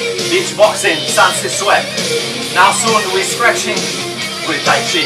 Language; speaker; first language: English; non-native, learner; Italian